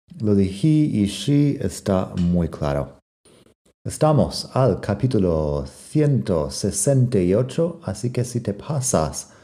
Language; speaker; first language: Spanish; non-native, fluent; English